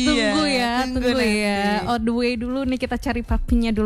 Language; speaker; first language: Indonesian; native; Indonesian